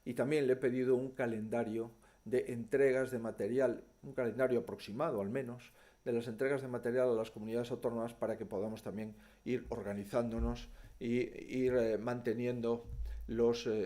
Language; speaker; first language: Spanish; native; Spanish